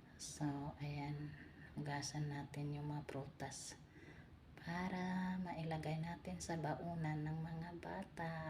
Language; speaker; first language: Filipino; native; Filipino